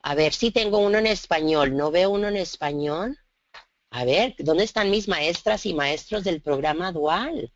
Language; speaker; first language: Spanish; native; Spanish